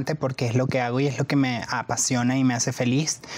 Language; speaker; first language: Spanish; native; Spanish